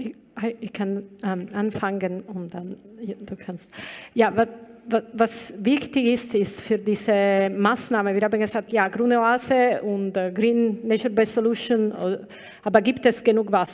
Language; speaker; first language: German; non-native, learner; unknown